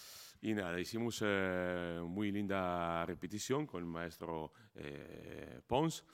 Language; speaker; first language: Spanish; non-native, fluent; Italian